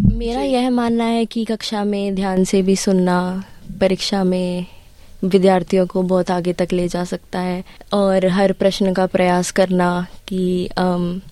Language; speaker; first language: Hindi; early bilingual, heritage; Hindi